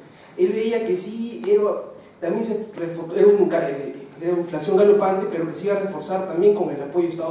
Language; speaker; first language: Spanish; native; Spanish